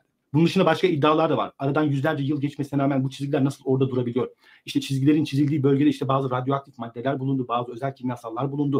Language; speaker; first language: Turkish; native; Turkish